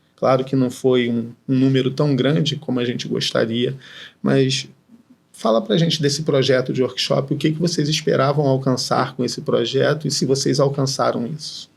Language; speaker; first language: Portuguese; native; Portuguese